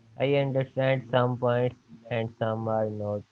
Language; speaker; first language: English; non-native, learner; Urdu